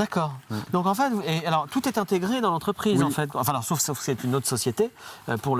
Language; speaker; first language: French; native; French